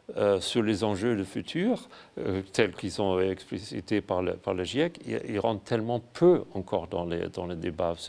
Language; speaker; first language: French; non-native, fluent; German